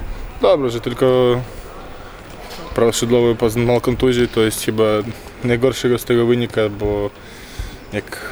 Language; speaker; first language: Polish; non-native, fluent; Russian